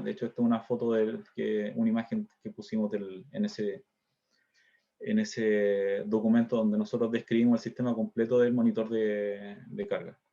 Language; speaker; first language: Spanish; native; Spanish